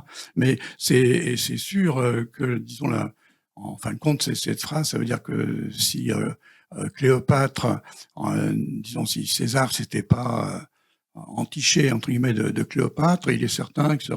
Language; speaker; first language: French; native; French